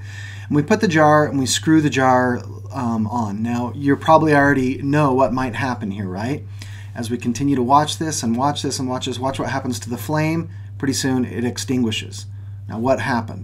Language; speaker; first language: English; native; English